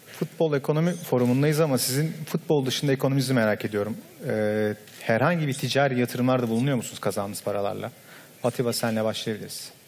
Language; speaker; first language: Turkish; native; Turkish